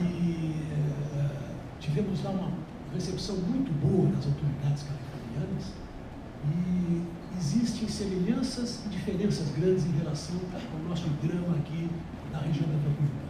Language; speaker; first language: Portuguese; native; Portuguese